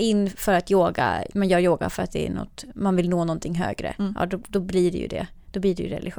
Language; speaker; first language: Swedish; native; Swedish